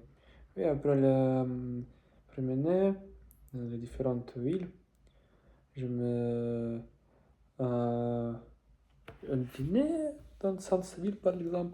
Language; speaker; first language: French; non-native, learner; Russian